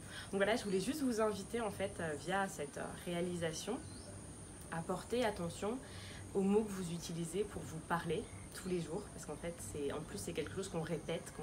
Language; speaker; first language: French; native; French